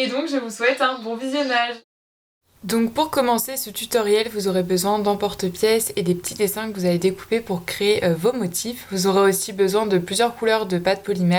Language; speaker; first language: French; native; French